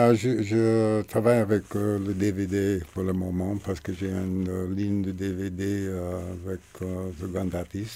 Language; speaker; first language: French; non-native, learner; English